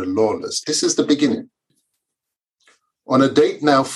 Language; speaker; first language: English; early bilingual, other home language; Yoruba